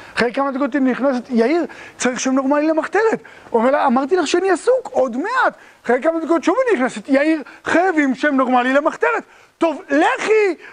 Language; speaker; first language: Hebrew; native; Hebrew